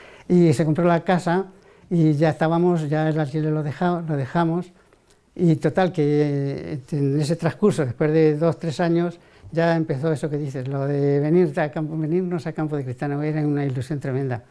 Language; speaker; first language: Spanish; native; Spanish